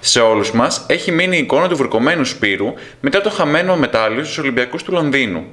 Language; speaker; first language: Greek; native; Greek